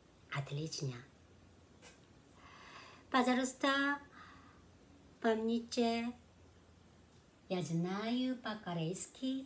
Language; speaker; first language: Russian; non-native, learner; Korean